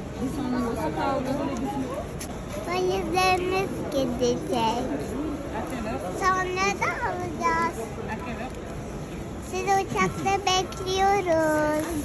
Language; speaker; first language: Turkish; early bilingual, heritage; Turkish